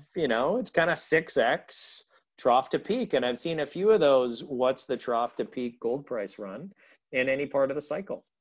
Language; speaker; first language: English; native; English